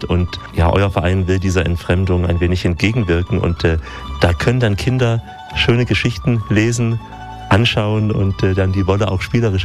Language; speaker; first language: German; native; German